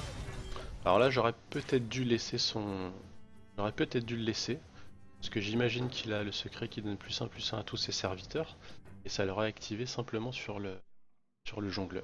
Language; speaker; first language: French; native; French